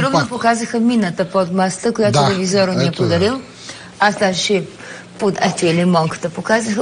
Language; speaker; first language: Bulgarian; native; Bulgarian